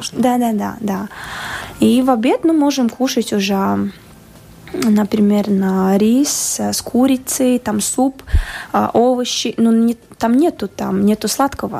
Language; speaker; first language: Russian; non-native, local second language; Latvian